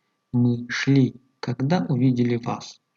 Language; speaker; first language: Russian; non-native, local second language; Tajik